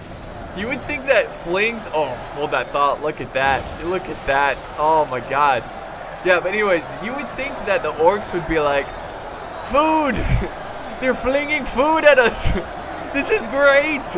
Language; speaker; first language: English; native; English